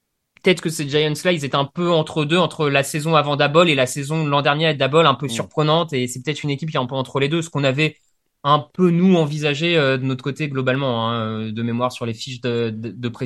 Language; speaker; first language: French; native; French